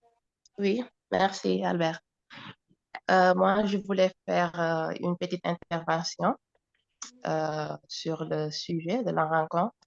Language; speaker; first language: French; non-native, fluent; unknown